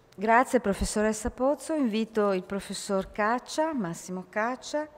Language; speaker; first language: Italian; native; Italian